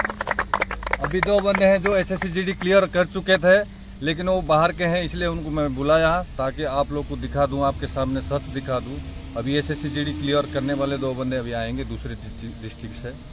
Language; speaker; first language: Hindi; non-native, local second language; Odia